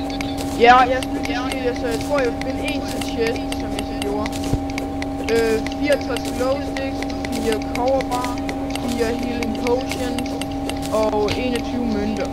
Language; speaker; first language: Danish; native; Danish